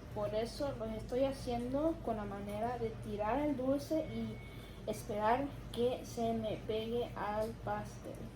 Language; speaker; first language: Spanish; early bilingual, other home language; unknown